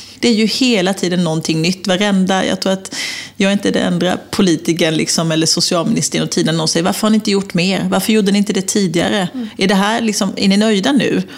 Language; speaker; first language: Swedish; native; Swedish